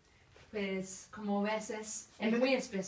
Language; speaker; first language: Spanish; non-native, fluent; English